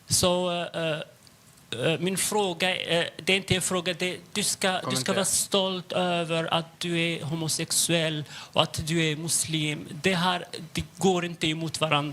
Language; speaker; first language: Swedish; non-native, fluent; Arabic